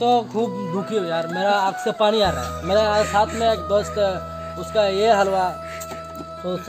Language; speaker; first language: Hindi; non-native, local second language; Bangla